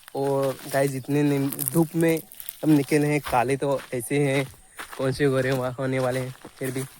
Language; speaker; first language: Hindi; non-native, local second language; Marathi